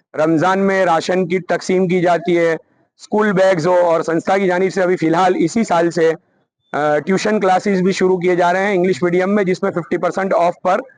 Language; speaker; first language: Hindi; non-native, local second language; Gujarati